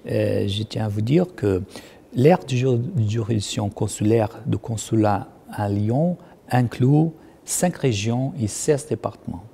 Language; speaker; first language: French; non-native, fluent; Portuguese